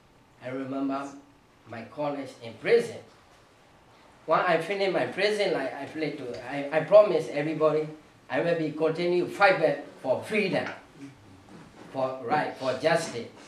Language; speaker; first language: English; non-native, learner; Burmese